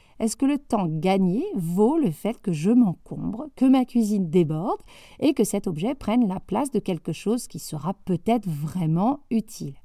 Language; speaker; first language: French; native; French